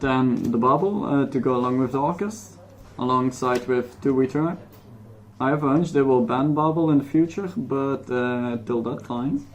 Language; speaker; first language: English; non-native, fluent; Dutch